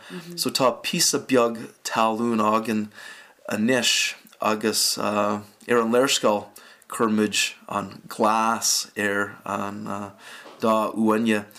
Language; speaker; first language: Irish; non-native, fluent; English